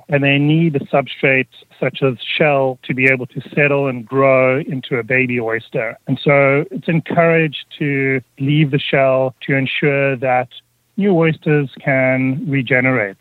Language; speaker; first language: English; native; English